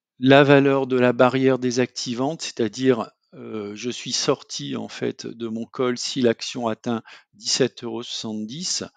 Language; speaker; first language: French; native; French